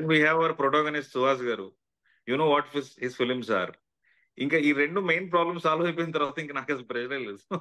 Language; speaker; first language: Telugu; native; Telugu